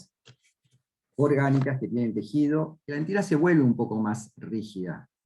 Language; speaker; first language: Spanish; native; Spanish